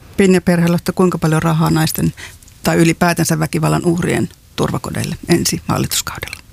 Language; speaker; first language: Finnish; native; Finnish